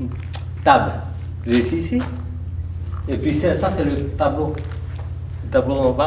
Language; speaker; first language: French; non-native, local second language; Vietnamese